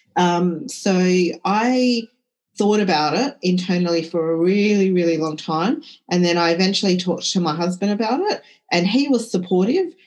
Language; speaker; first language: English; early bilingual, other home language; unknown